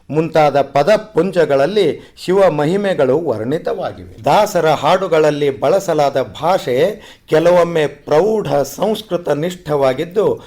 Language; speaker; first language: Kannada; native; Kannada